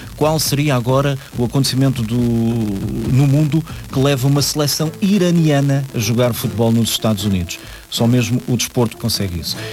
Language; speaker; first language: Portuguese; native; Portuguese